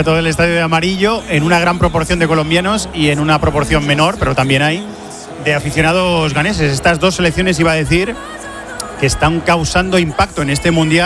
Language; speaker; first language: Spanish; native; Spanish